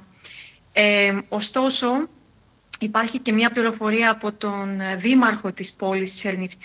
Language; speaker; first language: Greek; non-native, fluent; Ukrainian